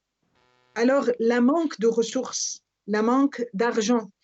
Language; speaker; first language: French; non-native, fluent; Arabic